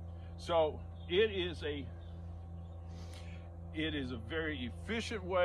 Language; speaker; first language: English; native; English